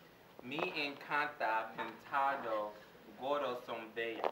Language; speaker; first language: Spanish; non-native, learner; English